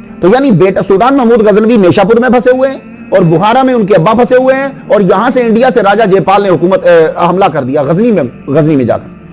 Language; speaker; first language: Urdu; native; Urdu